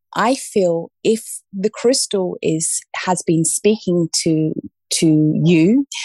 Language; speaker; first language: English; native; English